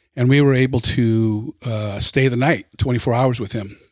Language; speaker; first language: English; native; English